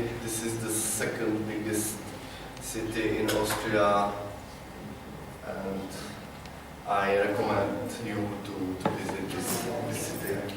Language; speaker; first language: English; non-native, learner; Czech